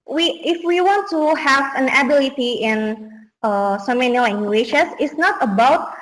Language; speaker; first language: English; non-native, learner; Indonesian